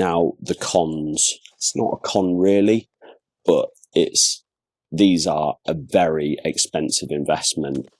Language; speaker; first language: English; native; English